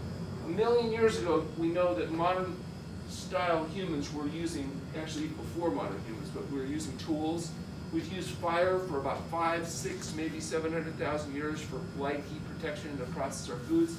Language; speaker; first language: English; native; English